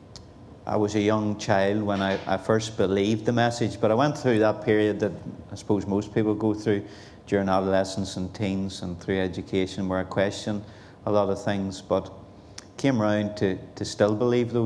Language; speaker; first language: English; native; English